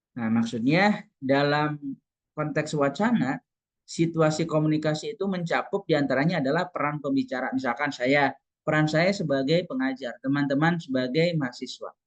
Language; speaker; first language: Indonesian; non-native, local second language; Sundanese